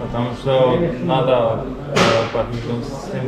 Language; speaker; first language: Russian; non-native, local second language; Tajik